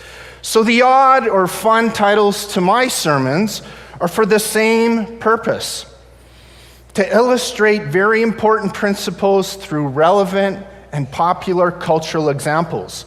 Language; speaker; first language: English; native; English